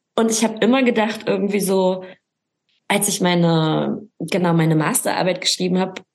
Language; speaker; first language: German; native; German